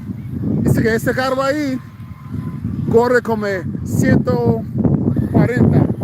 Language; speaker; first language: Spanish; non-native, fluent; English